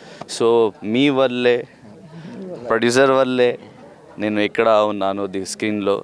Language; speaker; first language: Telugu; non-native, learner; Hindi